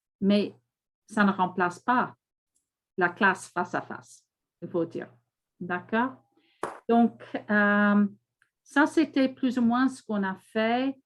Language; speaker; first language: French; non-native, fluent; English